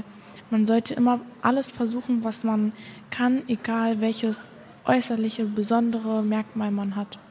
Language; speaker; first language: German; native; German